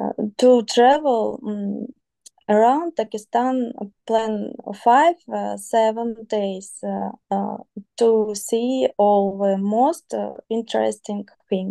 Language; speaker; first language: English; non-native, learner; Russian